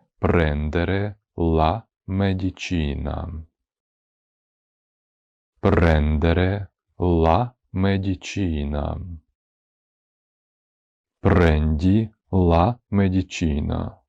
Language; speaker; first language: Italian; non-native, fluent; Ukrainian